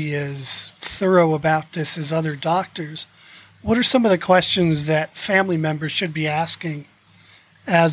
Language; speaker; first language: English; native; English